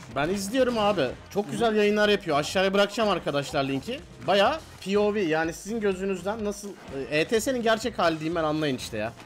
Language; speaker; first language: Turkish; native; Turkish